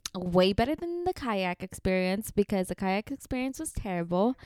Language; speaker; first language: English; early bilingual, heritage; Spanish